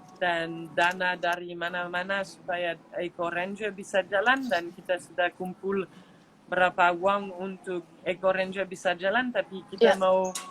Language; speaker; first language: Indonesian; non-native, fluent; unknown